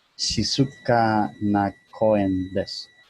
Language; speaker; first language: Japanese; non-native, learner; English